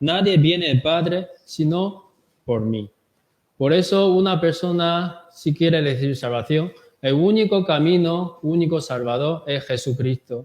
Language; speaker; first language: Spanish; non-native, learner; Korean